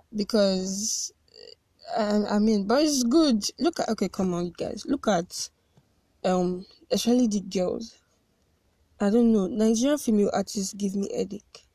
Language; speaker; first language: English; non-native, local second language; Yoruba